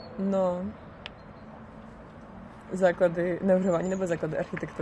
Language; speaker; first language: Czech; non-native, fluent; Russian